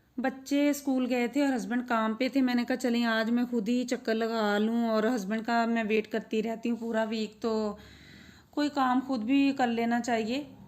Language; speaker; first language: Urdu; non-native, local second language; Punjabi